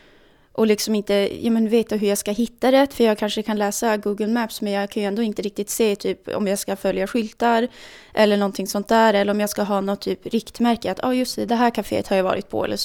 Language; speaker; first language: Swedish; native; Swedish